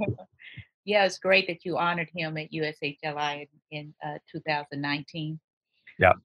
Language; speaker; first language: English; native; English